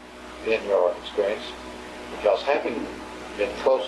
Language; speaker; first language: English; native; English